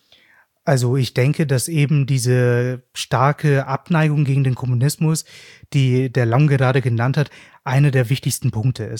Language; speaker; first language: German; native; German